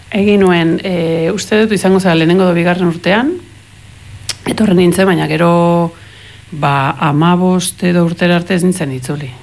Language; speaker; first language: Basque; early bilingual, heritage; Spanish